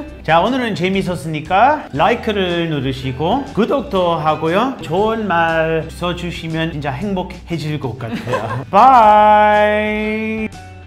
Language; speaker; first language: Korean; non-native, fluent; English